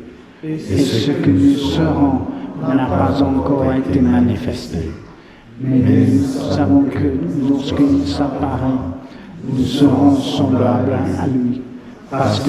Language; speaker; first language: French; non-native, learner; English